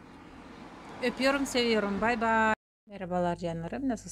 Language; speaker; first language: Turkish; non-native, learner; Russian